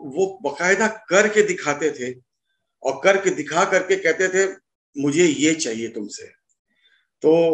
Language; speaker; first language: Hindi; native; Hindi